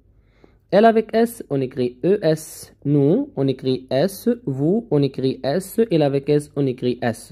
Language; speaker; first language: French; non-native, learner; Arabic